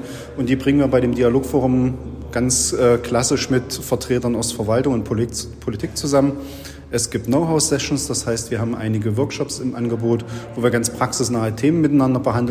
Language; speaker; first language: German; native; German